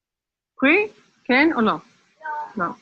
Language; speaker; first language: Hebrew; non-native, fluent; English